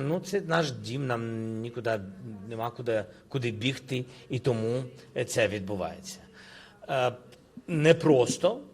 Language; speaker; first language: Ukrainian; non-native, local second language; Russian